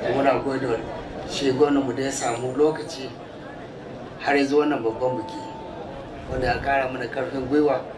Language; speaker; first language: Hausa; native; Hausa